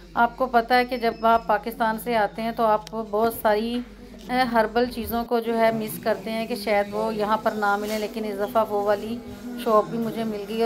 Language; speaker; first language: Urdu; non-native, local second language; Punjabi